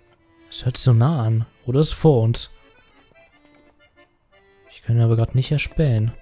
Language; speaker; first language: German; native; German